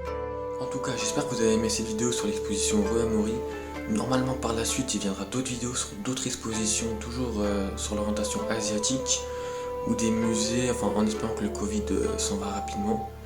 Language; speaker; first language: French; native; French